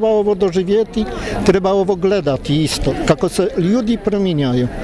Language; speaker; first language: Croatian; non-native, learner; Polish